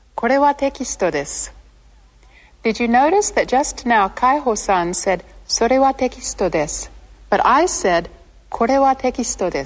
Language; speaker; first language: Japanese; non-native, fluent; English